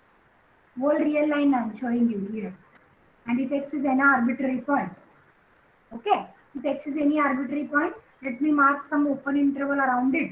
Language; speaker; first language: English; non-native, local second language; Marathi